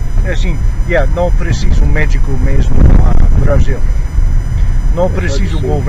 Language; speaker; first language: Portuguese; non-native, learner; English